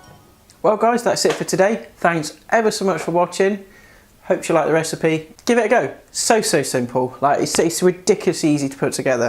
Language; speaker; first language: English; native; English